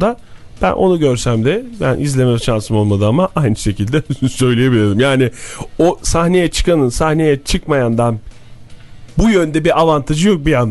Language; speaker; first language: Turkish; native; Turkish